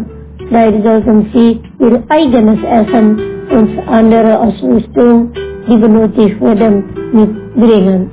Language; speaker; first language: German; non-native, learner; Indonesian